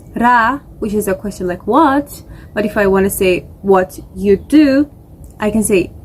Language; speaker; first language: English; non-native, fluent; Georgian